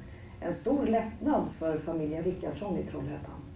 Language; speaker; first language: Swedish; native; Swedish